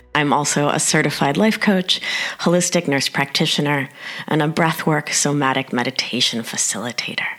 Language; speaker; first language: English; early bilingual, other home language; Spanish